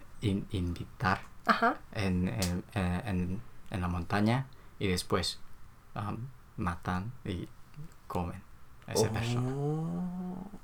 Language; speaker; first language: Spanish; non-native, learner; Korean